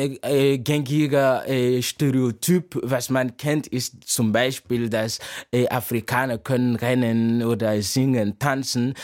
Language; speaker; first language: German; non-native, fluent; Mossi